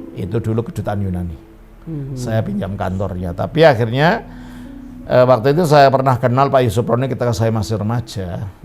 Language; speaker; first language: Indonesian; native; Indonesian